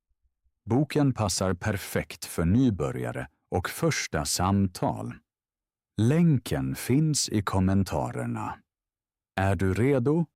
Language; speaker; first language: Swedish; non-native, fluent; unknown